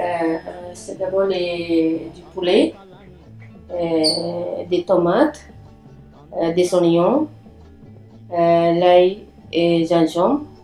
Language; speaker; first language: French; non-native, learner; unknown